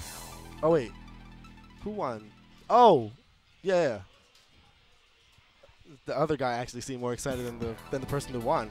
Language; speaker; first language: English; native; English